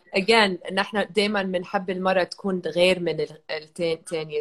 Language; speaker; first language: Arabic; early bilingual, heritage; Arabic